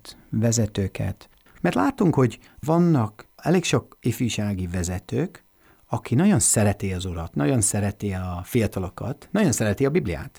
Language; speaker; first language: Hungarian; non-native, fluent; English